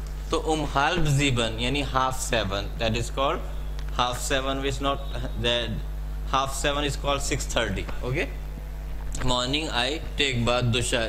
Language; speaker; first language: English; non-native, local second language; Hindi